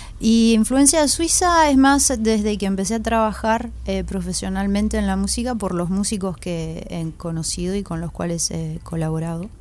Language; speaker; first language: Spanish; early bilingual, heritage; Spanish